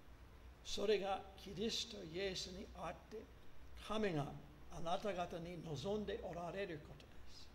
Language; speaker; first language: Japanese; non-native, fluent; English